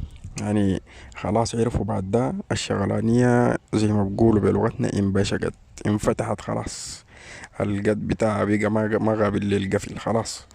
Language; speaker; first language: Arabic; native; Arabic